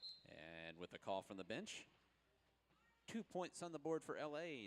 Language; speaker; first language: English; native; English